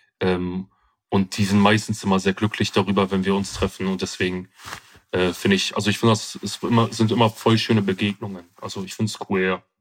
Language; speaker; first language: German; early bilingual, other home language; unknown